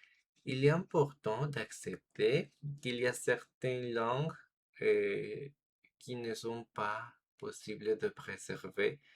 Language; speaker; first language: French; non-native, fluent; Spanish